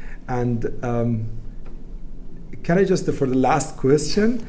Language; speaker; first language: English; non-native, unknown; Persian